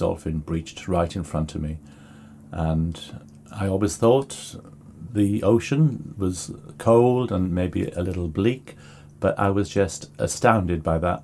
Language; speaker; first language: English; native; English